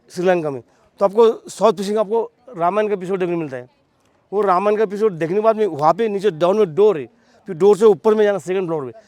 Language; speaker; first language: Hindi; non-native, local second language; Marathi